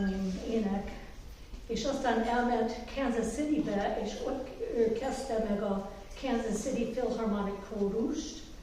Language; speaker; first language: Hungarian; early bilingual, heritage; Hungarian